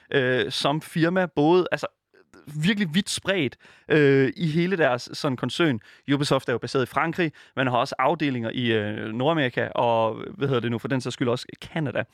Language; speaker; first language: Danish; native; Danish